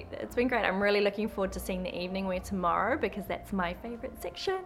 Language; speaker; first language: English; native; English